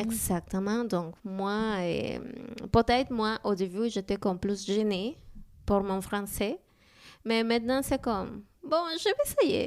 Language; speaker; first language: French; non-native, learner; Spanish